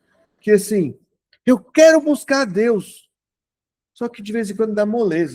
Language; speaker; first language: Portuguese; native; Portuguese